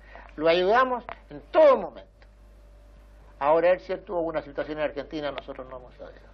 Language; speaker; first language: Spanish; native; Spanish